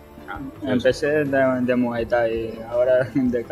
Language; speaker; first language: Spanish; non-native, fluent; Ukrainian